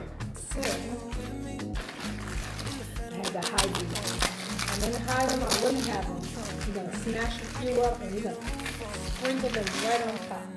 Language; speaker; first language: English; native; English